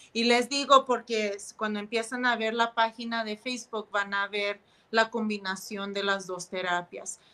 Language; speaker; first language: Spanish; early bilingual, heritage; Spanish